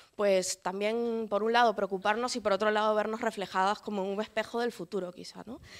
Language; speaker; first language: Spanish; native; Spanish